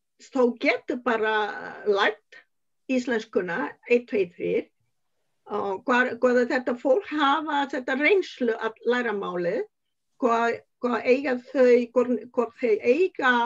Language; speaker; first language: Icelandic; non-native, learner; Vietnamese